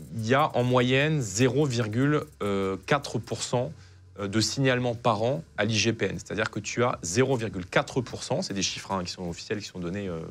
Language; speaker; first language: French; native; French